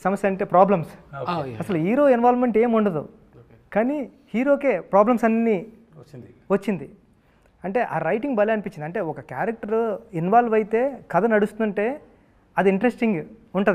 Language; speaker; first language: Telugu; native; Telugu